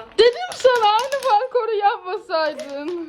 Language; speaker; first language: Turkish; early bilingual, heritage; Turkish